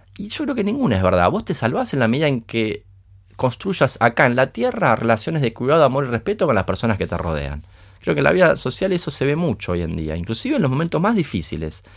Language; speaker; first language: Spanish; early bilingual, other home language; Portuguese